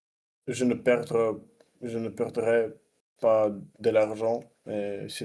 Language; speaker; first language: French; non-native, learner; Russian